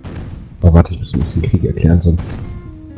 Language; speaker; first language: German; native; German